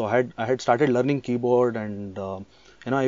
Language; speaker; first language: English; non-native, local second language; Kannada